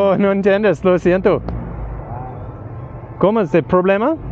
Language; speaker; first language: Spanish; non-native, learner; English